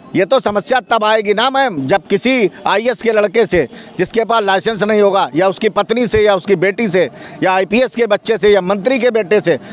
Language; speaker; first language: Hindi; native; Hindi